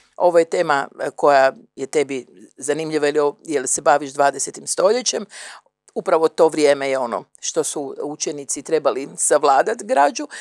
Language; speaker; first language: Croatian; native; Croatian